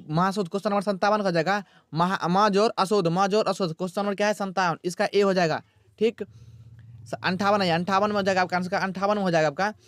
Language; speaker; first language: Hindi; native; Hindi